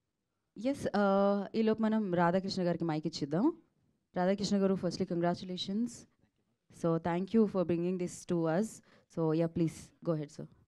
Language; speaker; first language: Telugu; native; Telugu